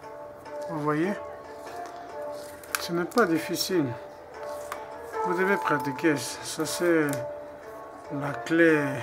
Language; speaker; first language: French; non-native, learner; Spanish